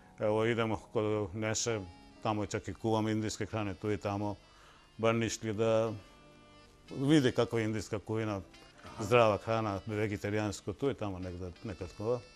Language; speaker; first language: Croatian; non-native, fluent; Bangla